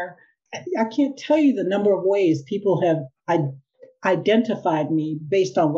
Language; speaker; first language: English; native; English